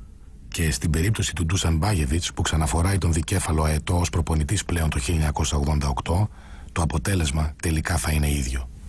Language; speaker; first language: Greek; native; Greek